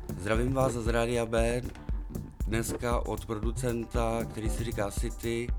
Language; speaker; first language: Czech; native; Czech